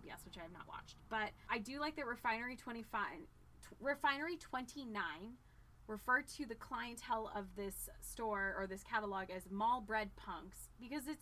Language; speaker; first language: English; native; English